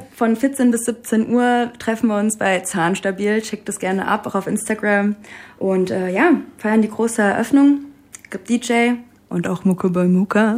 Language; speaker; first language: German; early bilingual, other home language; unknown